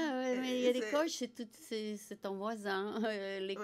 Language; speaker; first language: French; native; French